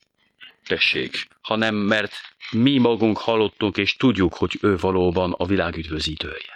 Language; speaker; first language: Hungarian; non-native, fluent; French